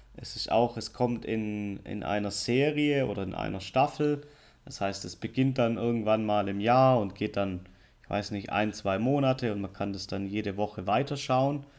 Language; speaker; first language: German; native; German